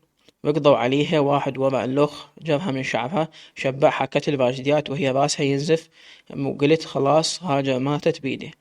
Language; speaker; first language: Arabic; native; Arabic